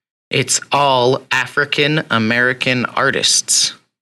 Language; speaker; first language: English; native; English